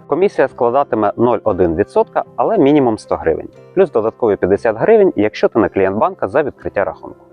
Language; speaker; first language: Ukrainian; native; Ukrainian